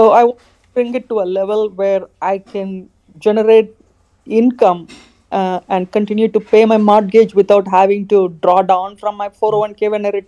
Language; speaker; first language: English; non-native, fluent; Khmer